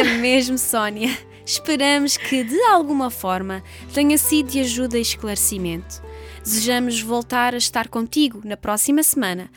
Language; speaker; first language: Portuguese; native; Portuguese